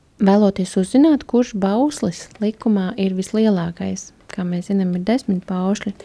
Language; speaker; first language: Latvian; non-native, fluent; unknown